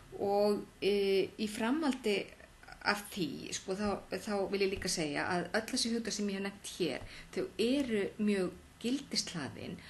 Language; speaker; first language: Icelandic; native; Icelandic